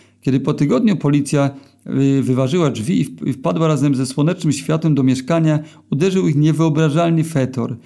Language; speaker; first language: Polish; native; Polish